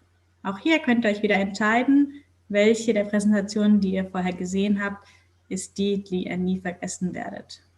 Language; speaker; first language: German; native; German